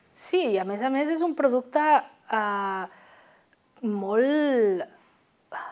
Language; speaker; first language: Catalan; non-native, fluent; Spanish